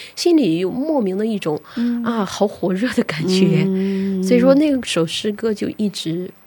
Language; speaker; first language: Chinese; native; Chinese